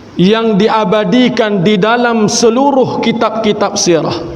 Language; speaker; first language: Malay; native; Malay